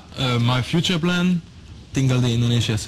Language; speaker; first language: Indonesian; non-native, learner; German